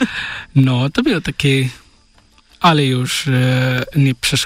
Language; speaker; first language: Polish; non-native, learner; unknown